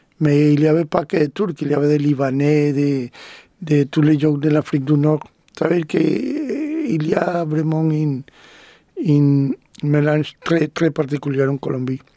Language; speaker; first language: French; non-native, fluent; Spanish